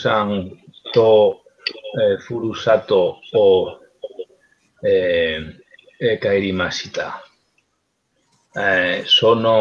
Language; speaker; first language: Japanese; non-native, learner; Spanish